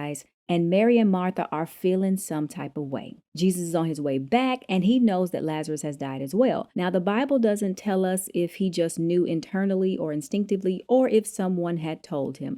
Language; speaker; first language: English; native; English